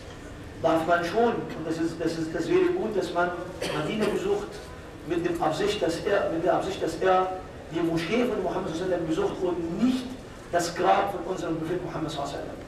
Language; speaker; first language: German; non-native, fluent; Arabic